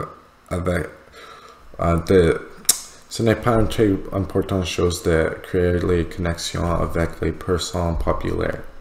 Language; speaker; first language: French; non-native, learner; English